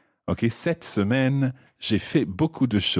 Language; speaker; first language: French; non-native, fluent; English